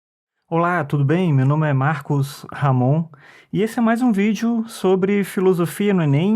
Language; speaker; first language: Portuguese; native; Portuguese